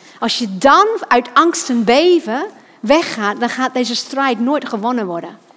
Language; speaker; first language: Dutch; non-native, fluent; English